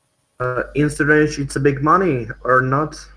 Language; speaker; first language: English; non-native, learner; Russian